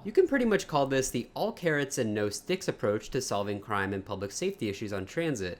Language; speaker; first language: English; native; English